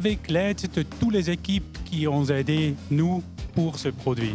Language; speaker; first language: French; non-native, fluent; German